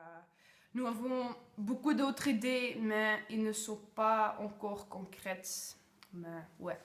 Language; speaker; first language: French; non-native, learner; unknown